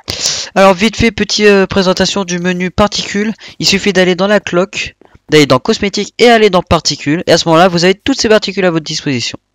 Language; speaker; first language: French; native; French